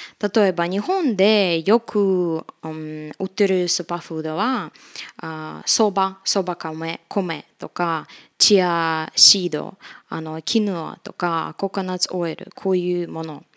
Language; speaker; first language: Japanese; non-native, fluent; Russian